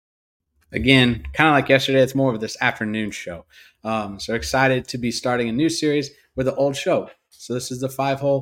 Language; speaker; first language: English; native; English